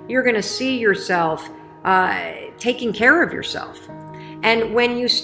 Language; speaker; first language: English; native; English